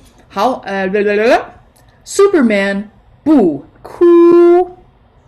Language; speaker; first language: Chinese; non-native, fluent; English